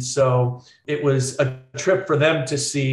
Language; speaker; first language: English; native; English